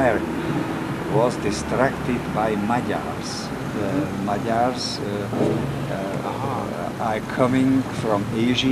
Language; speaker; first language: English; non-native, fluent; Czech